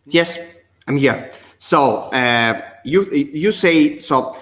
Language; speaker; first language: English; non-native, learner; Italian